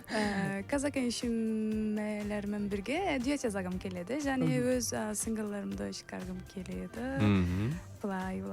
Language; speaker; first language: Kazakh; non-native, learner; Turkish